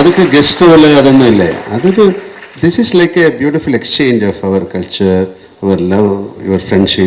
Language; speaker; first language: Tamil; non-native, local second language; Malayalam